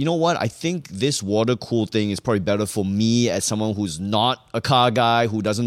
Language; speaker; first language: English; native; English